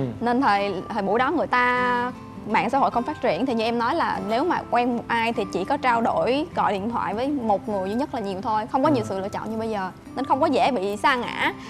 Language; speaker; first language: Vietnamese; native; Vietnamese